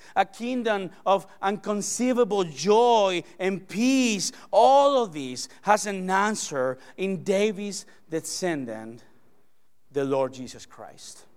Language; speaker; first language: English; non-native, fluent; Spanish